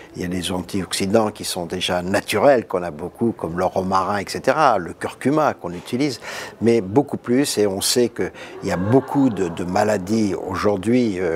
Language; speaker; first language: French; native; French